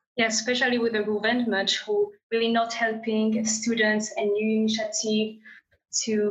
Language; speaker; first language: English; non-native, fluent; French